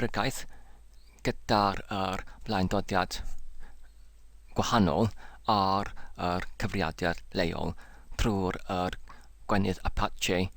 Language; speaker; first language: Welsh; non-native, learner; English